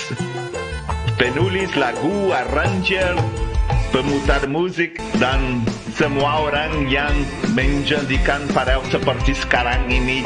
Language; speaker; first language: Indonesian; non-native, fluent; Portuguese